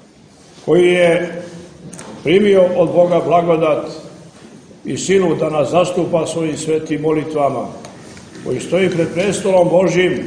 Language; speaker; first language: Croatian; native; Croatian